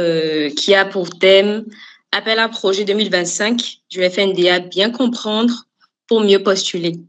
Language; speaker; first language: French; native; French